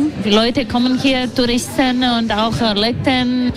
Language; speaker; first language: German; non-native, learner; Latvian